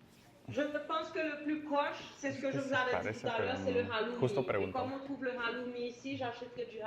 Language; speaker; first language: French; native; French